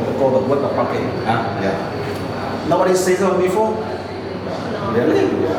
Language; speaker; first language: English; non-native, fluent; Vietnamese